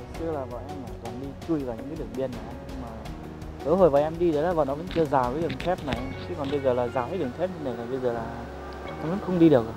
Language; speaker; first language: Vietnamese; non-native, local second language; Hmong